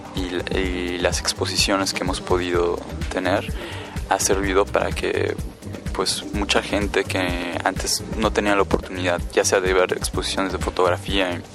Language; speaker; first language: Spanish; native; Spanish